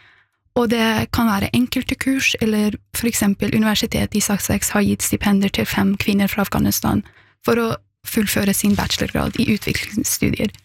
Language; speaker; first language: Norwegian; early bilingual, other home language; Persian